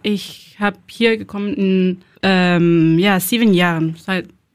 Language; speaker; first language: German; non-native, learner; Spanish